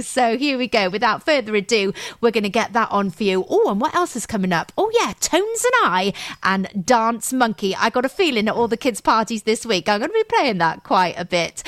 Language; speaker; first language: English; native; English